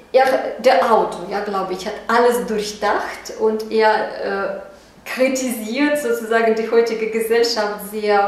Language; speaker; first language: German; non-native, fluent; Russian